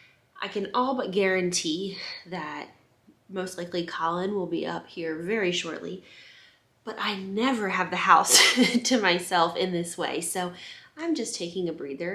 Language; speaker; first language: English; native; English